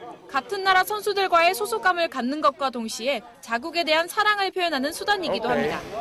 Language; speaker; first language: Korean; native; Korean